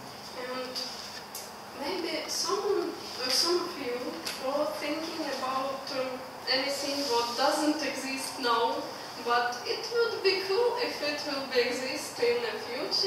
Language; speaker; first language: English; non-native, learner; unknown